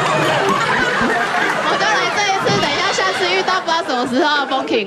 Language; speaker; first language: Chinese; native; Chinese